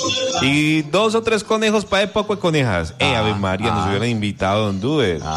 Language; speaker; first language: Spanish; native; Spanish